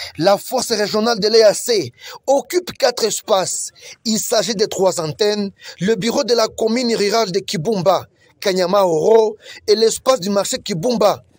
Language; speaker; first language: French; non-native, local second language; Swahili